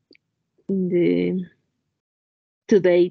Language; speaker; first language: English; non-native, learner; Spanish